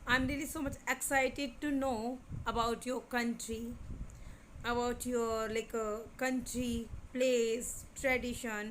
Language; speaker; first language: English; non-native, local second language; Hindi